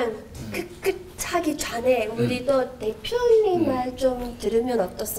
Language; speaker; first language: Korean; non-native, learner; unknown